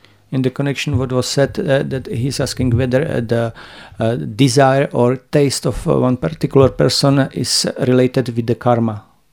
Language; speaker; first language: English; non-native, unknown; Czech